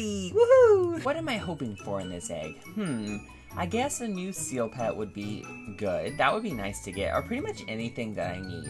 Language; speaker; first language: English; native; English